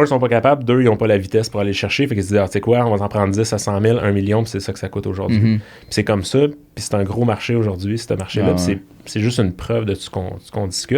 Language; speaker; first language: French; native; French